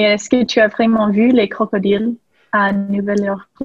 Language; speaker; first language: French; non-native, fluent; English